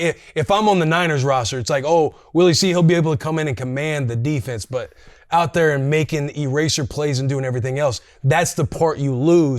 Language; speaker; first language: English; native; English